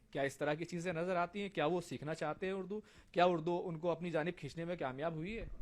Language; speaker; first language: Urdu; native; Urdu